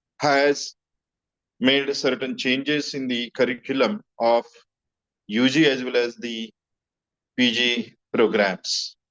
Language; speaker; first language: English; non-native, local second language; Marathi